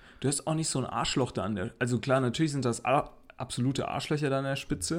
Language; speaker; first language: German; native; German